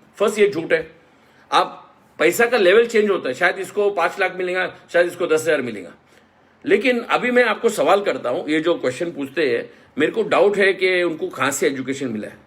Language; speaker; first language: Hindi; non-native, local second language; Marathi